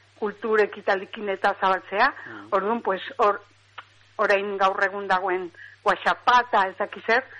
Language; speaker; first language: Basque; non-native, local second language; Spanish